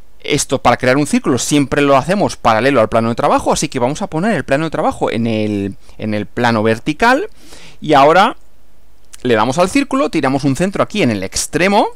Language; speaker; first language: Spanish; native; Spanish